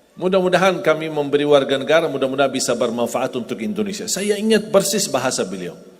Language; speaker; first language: Indonesian; non-native, fluent; Arabic